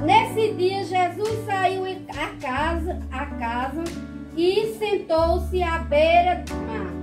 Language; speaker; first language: Portuguese; native; Portuguese